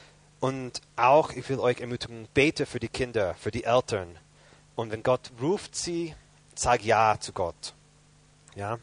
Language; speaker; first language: German; non-native, fluent; English